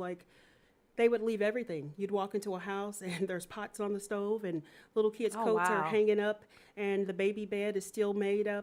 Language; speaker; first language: English; native; English